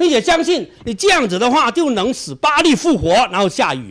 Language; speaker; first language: Chinese; native; Chinese